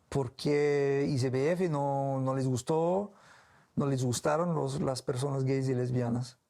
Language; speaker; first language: Spanish; non-native, learner; English